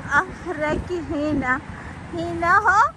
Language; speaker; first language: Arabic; non-native, fluent; Urdu